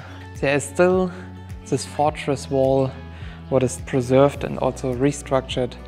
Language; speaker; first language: English; non-native, fluent; German